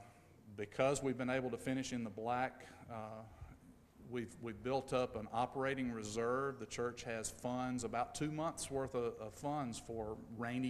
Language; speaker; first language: English; native; English